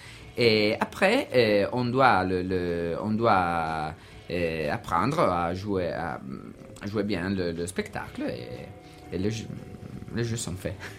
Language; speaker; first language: French; non-native, learner; Italian